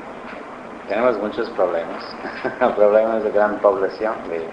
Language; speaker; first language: Spanish; non-native, learner; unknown